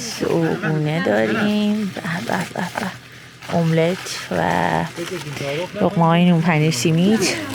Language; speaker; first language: Persian; native; Persian